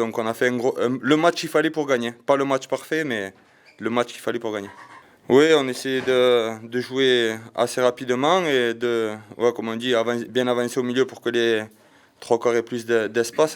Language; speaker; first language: French; native; French